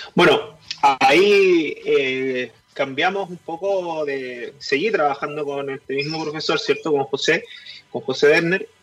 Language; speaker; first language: Spanish; native; Spanish